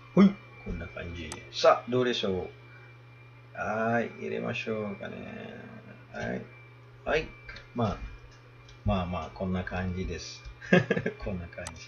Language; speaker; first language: Japanese; non-native, fluent; Indonesian